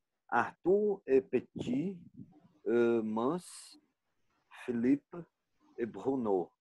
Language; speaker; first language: French; non-native, learner; Portuguese